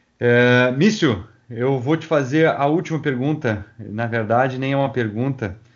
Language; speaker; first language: Portuguese; native; Portuguese